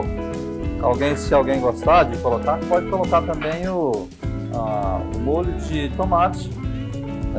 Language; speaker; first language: Portuguese; native; Portuguese